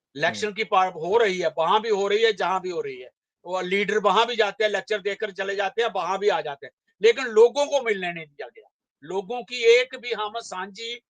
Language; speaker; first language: Hindi; non-native, local second language; Dogri